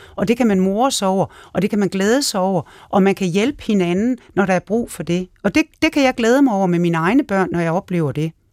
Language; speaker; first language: Danish; native; Danish